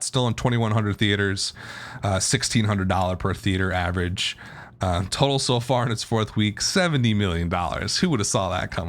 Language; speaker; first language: English; native; English